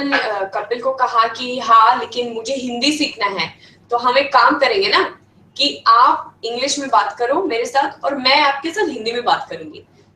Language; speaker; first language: Hindi; non-native, fluent; Swedish